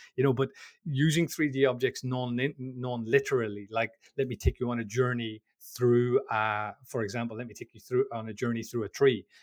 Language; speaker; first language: English; native; English